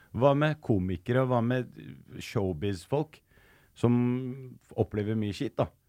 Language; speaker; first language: Norwegian; early bilingual, other home language; Arabic